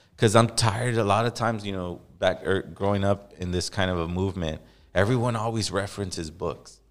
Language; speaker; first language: English; native; English